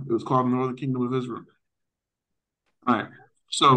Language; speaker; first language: English; native; English